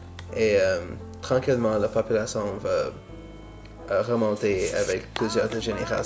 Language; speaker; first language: French; non-native, learner; English